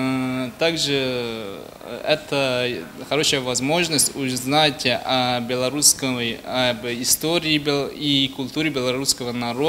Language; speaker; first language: Russian; non-native, fluent; Tajik